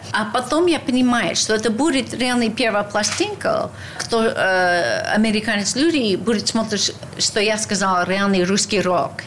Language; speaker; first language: Russian; non-native, learner; English